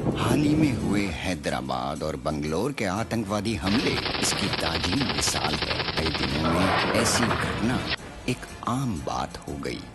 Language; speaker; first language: Hindi; non-native, local second language; Marathi